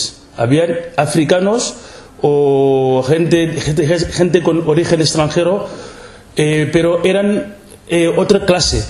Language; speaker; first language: Spanish; non-native, local second language; Wolof